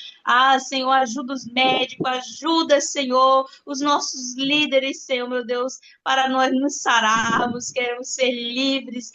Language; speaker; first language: Portuguese; native; Portuguese